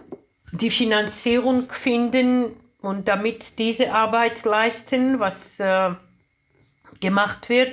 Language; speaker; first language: German; non-native, fluent; Georgian